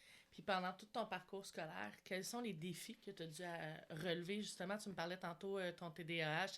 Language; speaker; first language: French; native; French